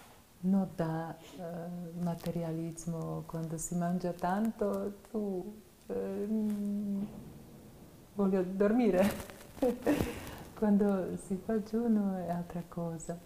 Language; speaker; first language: Italian; non-native, fluent; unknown